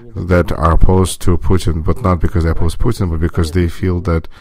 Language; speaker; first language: English; non-native, fluent; Russian